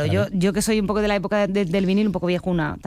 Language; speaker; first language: Spanish; native; Spanish